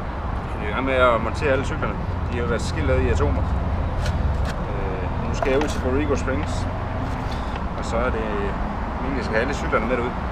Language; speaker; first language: Danish; native; Danish